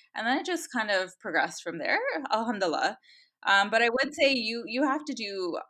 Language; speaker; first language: English; native; English